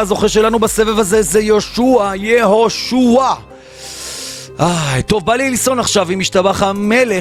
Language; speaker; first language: Hebrew; native; Hebrew